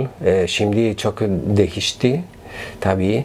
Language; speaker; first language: Turkish; non-native, learner; Italian